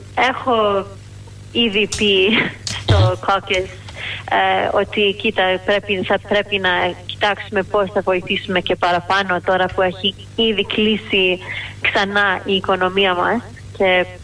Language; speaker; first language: Greek; early bilingual, heritage; Greek